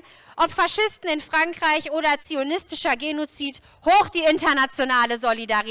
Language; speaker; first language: German; native; German